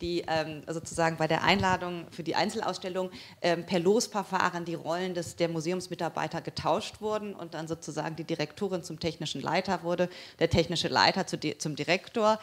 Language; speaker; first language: German; native; German